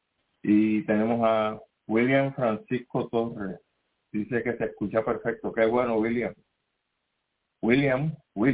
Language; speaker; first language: Spanish; native; Spanish